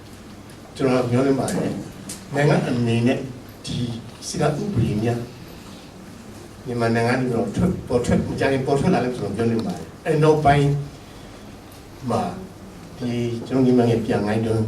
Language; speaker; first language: Burmese; non-native, local second language; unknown